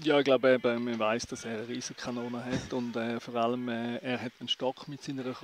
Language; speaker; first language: German; native; German